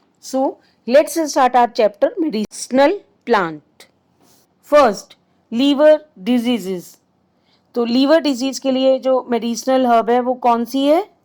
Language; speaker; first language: Hindi; native; Hindi